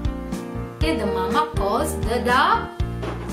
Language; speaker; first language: English; non-native, fluent; Indonesian